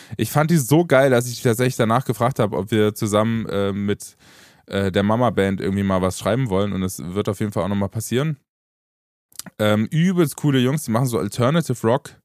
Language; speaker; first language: German; early bilingual, other home language; Romanian